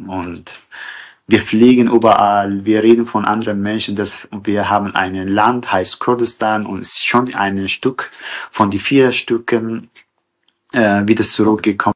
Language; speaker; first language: German; non-native, learner; Kurdish